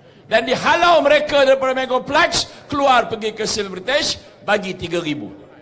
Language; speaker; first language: Malay; native; Malay